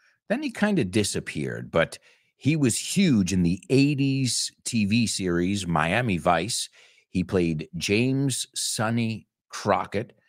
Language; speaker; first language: English; native; English